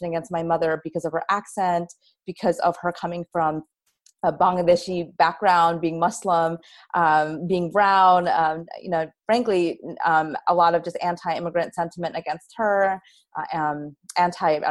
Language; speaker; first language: English; native; English